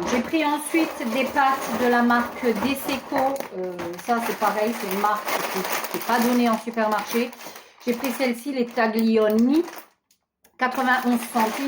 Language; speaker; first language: French; native; French